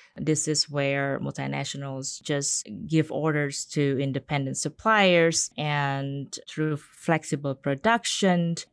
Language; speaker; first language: English; non-native, fluent; Indonesian